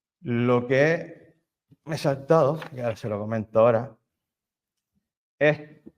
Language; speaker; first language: Spanish; native; Spanish